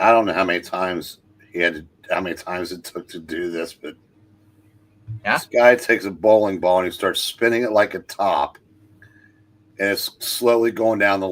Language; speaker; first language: English; native; English